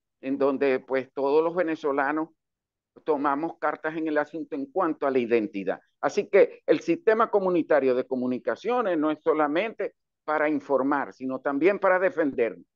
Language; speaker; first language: Spanish; native; Spanish